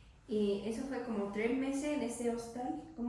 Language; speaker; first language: Spanish; non-native, learner; English